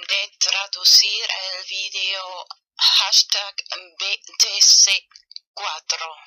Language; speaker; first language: Spanish; non-native, fluent; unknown